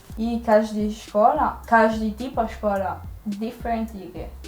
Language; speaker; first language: Russian; non-native, learner; Italian